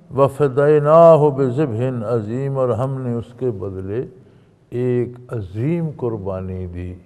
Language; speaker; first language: Urdu; non-native, local second language; Punjabi